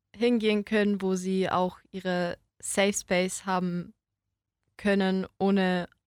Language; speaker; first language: German; early bilingual, other home language; Polish